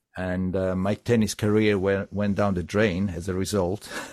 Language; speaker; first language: English; non-native, fluent; Italian